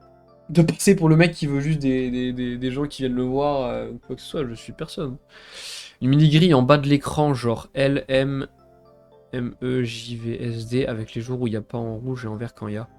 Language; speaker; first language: French; native; French